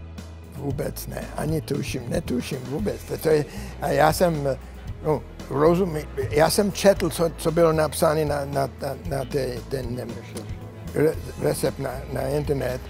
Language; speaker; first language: Czech; non-native, learner; English